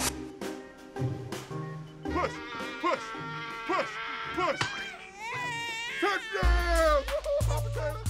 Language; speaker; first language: English; native; English